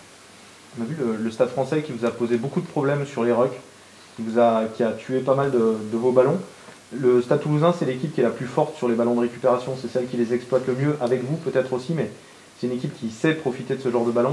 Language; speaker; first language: French; native; French